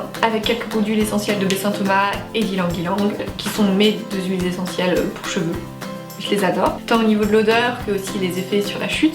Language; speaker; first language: French; native; French